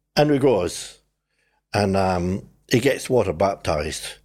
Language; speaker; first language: English; native; English